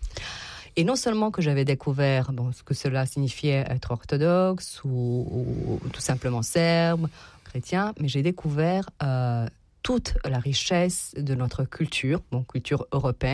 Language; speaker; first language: French; non-native, fluent; Serbian